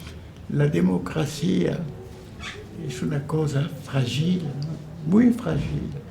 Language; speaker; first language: Spanish; non-native, fluent; French